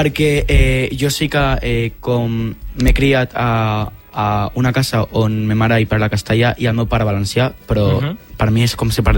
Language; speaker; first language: Catalan; non-native, local second language; Spanish